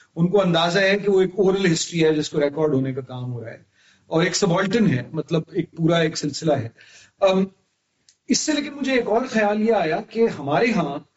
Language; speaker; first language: Urdu; native; Urdu